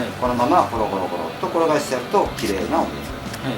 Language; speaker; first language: Japanese; native; Japanese